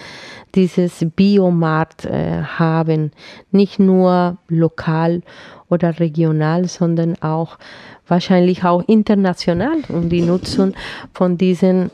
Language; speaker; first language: German; non-native, fluent; Spanish